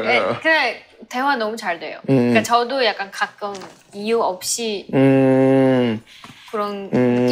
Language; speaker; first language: Korean; non-native, fluent; Chinese